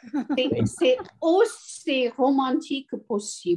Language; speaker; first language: French; non-native, learner; English